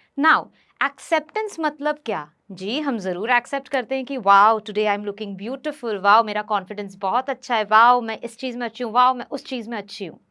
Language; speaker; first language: Hindi; non-native, local second language; Bhojpuri